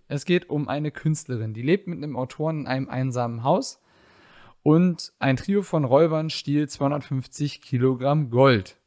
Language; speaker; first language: German; native; German